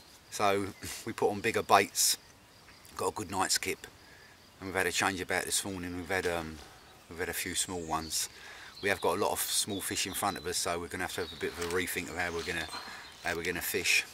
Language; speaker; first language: English; native; English